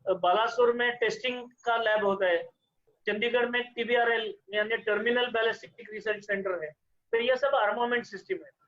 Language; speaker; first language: Hindi; non-native, local second language; Marathi